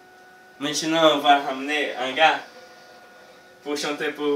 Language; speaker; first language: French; non-native, learner; Portuguese